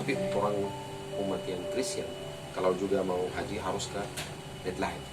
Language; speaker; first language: Indonesian; non-native, fluent; Arabic